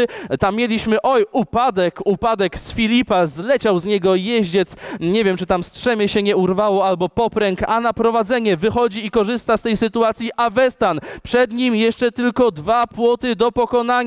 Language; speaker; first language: Polish; native; Polish